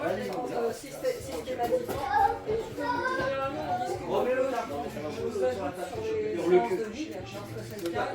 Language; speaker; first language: French; native; French